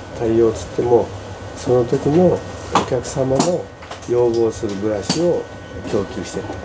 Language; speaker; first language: Japanese; native; Japanese